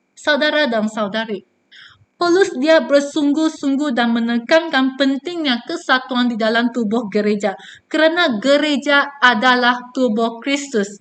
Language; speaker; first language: Malay; non-native, local second language; Chinese